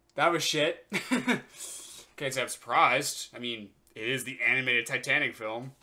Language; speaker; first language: English; native; English